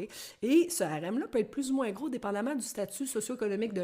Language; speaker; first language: French; native; French